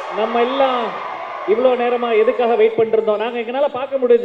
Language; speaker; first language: Tamil; native; Tamil